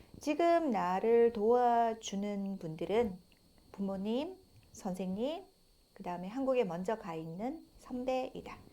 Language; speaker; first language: Korean; native; Korean